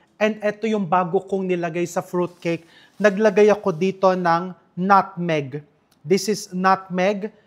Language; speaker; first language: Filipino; native; Filipino